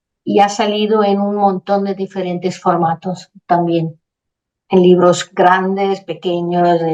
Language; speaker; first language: Spanish; non-native, fluent; Danish